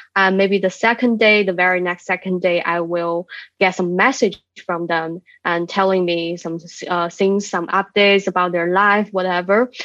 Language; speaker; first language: English; non-native, fluent; Chinese